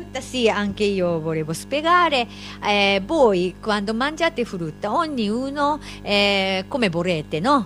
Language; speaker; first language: Italian; non-native, learner; Japanese